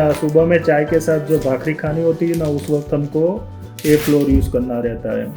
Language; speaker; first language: Hindi; non-native, local second language; Gujarati